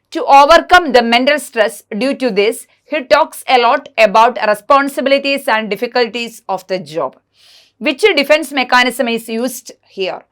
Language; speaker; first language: English; non-native, local second language; Malayalam